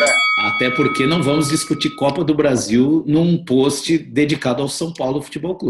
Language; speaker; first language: Portuguese; native; Portuguese